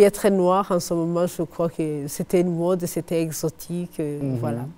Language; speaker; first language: French; non-native, fluent; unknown